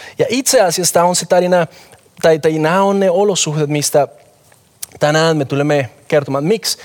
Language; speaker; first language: Finnish; non-native, fluent; Spanish